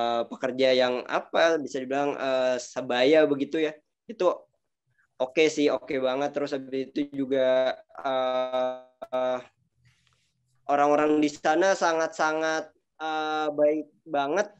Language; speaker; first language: Indonesian; native; Indonesian